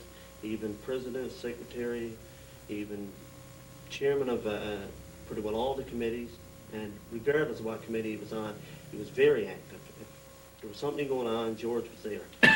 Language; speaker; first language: English; native; English